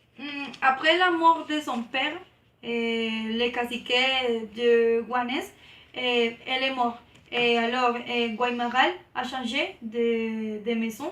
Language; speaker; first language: French; non-native, learner; Spanish